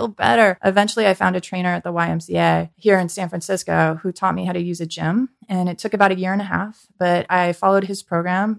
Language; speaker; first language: English; native; English